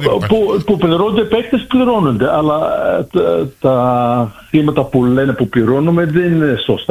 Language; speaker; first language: Greek; early bilingual, heritage; Greek